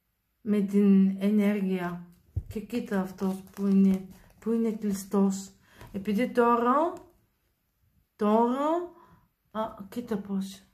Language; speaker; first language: Greek; non-native, learner; Bulgarian